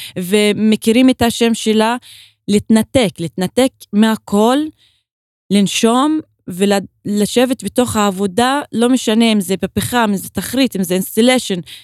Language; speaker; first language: Hebrew; non-native, local second language; Arabic